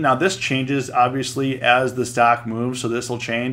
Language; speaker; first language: English; native; English